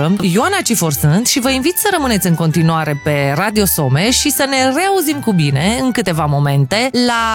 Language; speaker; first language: Romanian; native; Romanian